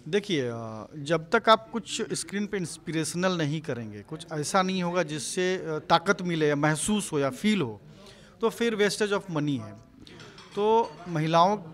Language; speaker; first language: Hindi; native; Hindi